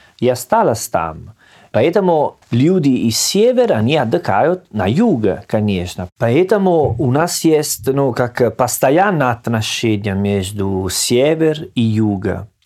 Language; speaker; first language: Russian; non-native, learner; Italian